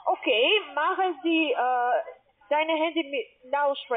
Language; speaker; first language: German; non-native, learner; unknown